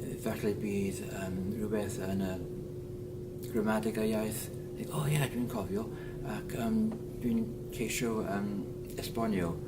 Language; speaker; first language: Welsh; non-native, learner; English